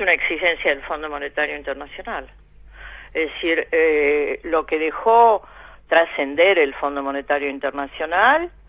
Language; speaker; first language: Spanish; native; Spanish